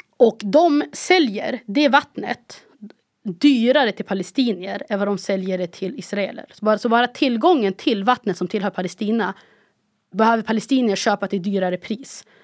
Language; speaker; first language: Swedish; early bilingual, other home language; Arabic